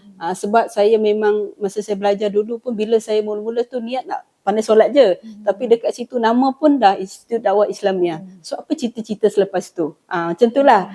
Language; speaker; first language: Malay; non-native, local second language; Iban